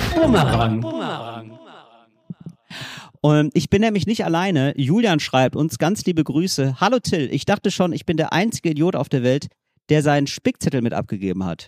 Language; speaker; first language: German; native; German